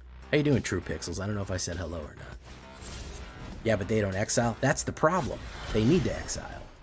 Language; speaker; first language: English; native; English